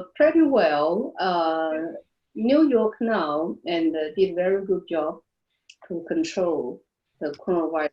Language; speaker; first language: English; non-native, learner; Chinese